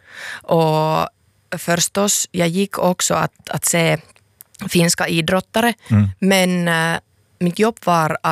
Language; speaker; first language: Swedish; non-native, local second language; Finnish